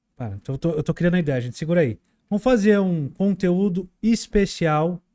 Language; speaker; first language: Portuguese; native; Portuguese